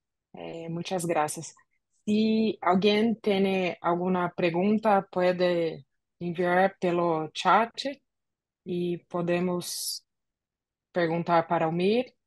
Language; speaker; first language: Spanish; non-native, learner; Portuguese